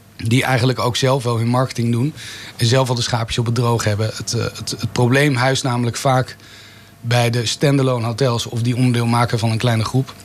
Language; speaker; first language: Dutch; native; Dutch